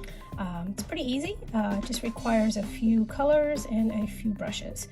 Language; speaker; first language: English; native; English